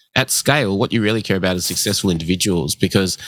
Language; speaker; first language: English; early bilingual, other home language; Hindi